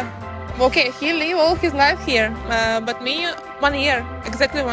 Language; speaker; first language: English; non-native, learner; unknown